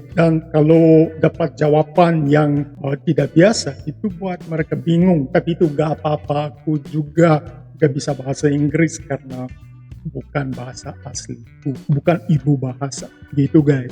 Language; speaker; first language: Indonesian; non-native, fluent; Russian